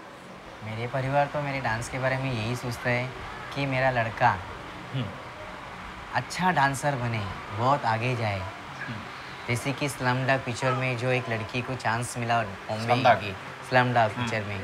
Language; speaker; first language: Hindi; native; Hindi